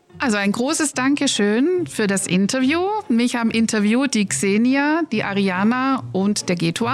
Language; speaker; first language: German; native; German